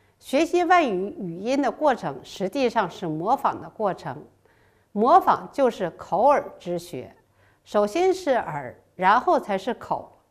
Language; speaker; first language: Chinese; native; Chinese